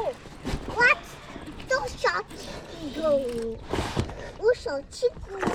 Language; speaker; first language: Chinese; early bilingual, heritage; Chinese